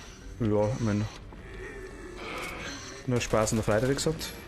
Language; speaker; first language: German; native; German